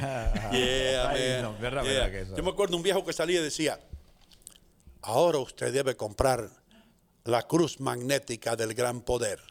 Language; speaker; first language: Spanish; native; Spanish